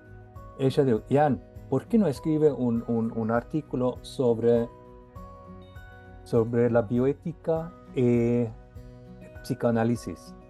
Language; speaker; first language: Spanish; non-native, fluent; Norwegian